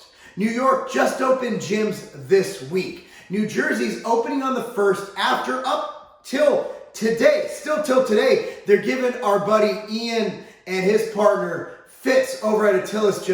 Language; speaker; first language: English; native; English